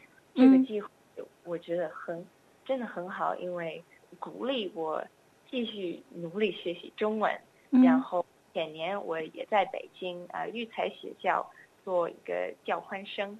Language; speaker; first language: Chinese; non-native, fluent; English